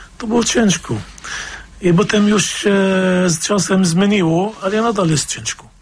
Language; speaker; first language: Polish; non-native, fluent; Arabic